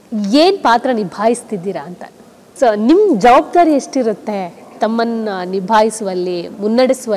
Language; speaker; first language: Kannada; native; Kannada